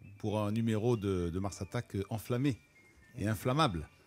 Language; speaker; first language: French; non-native, local second language; Arabic